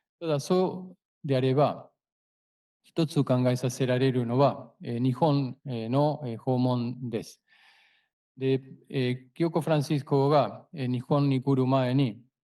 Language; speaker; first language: Japanese; non-native, fluent; Spanish